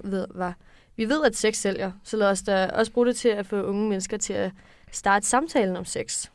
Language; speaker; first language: Danish; native; Danish